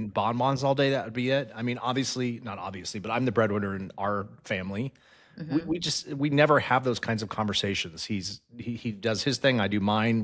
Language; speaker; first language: English; native; English